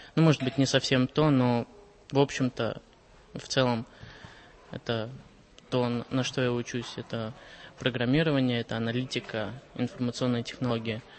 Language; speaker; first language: Russian; native; Russian